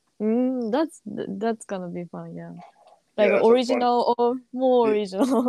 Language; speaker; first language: English; non-native, learner; Japanese